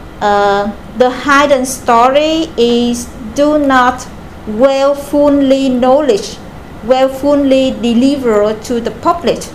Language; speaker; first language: English; non-native, learner; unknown